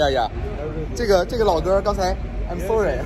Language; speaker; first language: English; non-native, learner; Chinese